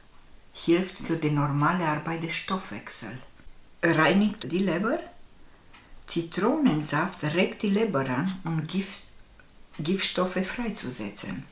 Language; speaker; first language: German; non-native, fluent; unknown